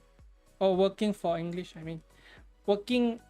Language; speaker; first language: English; non-native, fluent; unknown